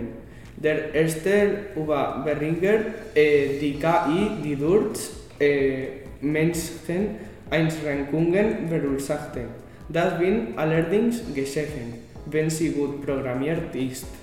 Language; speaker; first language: German; non-native, learner; Spanish